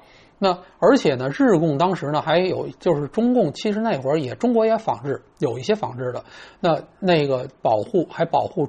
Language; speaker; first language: Chinese; native; Chinese